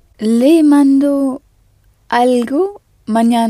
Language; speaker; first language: Spanish; non-native, learner; French